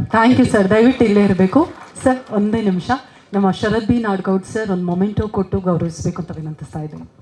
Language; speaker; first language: Kannada; native; Kannada